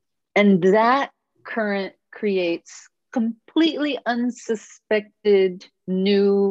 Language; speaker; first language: English; native; English